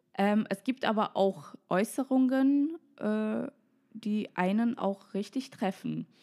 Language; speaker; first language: German; non-native, fluent; Russian